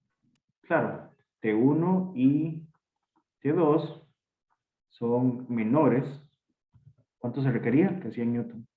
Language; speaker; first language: Spanish; native; Spanish